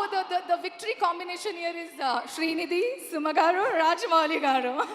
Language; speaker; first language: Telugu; non-native, learner; Kannada